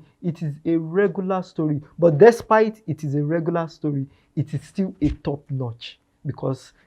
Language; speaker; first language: English; non-native, local second language; Yoruba